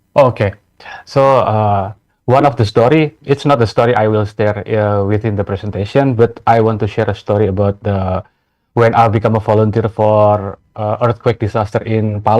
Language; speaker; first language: English; non-native, fluent; Indonesian